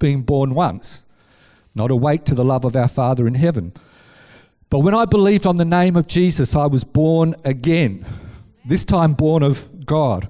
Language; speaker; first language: English; native; English